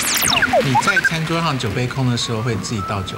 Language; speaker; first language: Chinese; native; Chinese